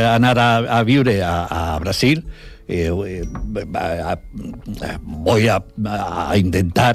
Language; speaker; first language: Catalan; non-native, local second language; Spanish